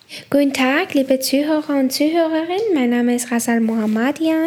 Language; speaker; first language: German; non-native, learner; Persian